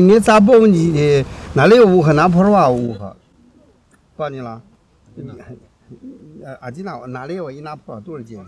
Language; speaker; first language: Russian; non-native, learner; Chinese